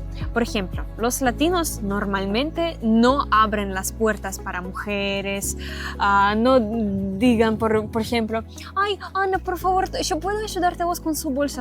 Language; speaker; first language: Spanish; non-native, learner; Russian